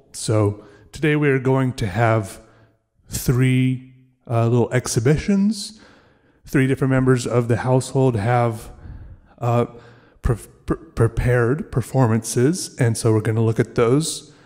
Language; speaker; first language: English; native; English